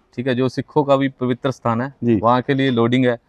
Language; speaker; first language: Hindi; native; Hindi